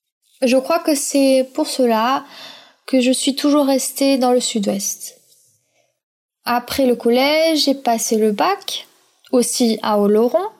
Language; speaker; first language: French; non-native, fluent; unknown